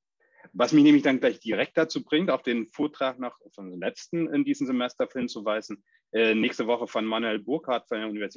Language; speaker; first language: German; native; German